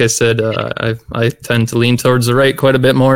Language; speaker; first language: English; native; English